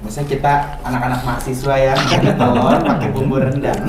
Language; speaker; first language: Indonesian; native; Indonesian